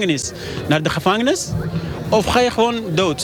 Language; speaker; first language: Dutch; non-native, fluent; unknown